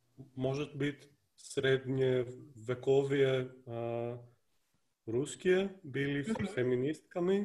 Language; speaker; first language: Russian; non-native, fluent; Greek